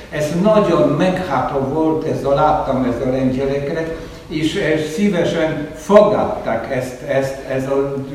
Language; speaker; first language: Hungarian; non-native, fluent; Polish